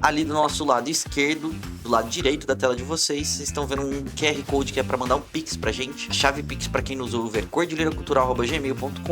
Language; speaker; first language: Portuguese; native; Portuguese